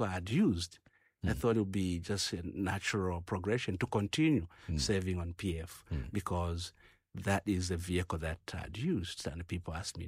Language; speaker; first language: English; non-native, local second language; Bemba